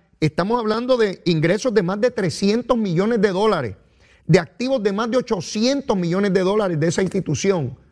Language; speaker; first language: Spanish; native; Spanish